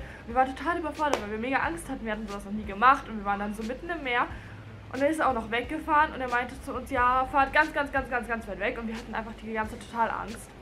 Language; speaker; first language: German; native; German